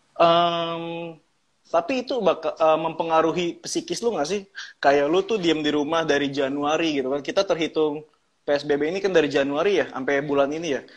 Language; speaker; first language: Indonesian; native; Indonesian